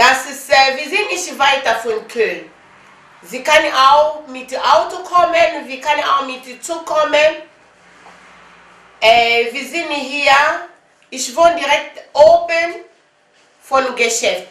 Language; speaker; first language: German; non-native, learner; Lingala